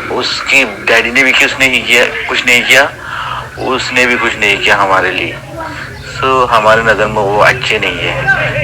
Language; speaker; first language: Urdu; non-native, fluent; Rohingya